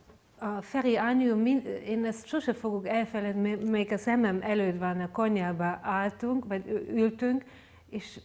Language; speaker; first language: Hungarian; non-native, fluent; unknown